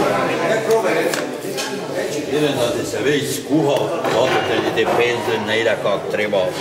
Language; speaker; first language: Croatian; native; Croatian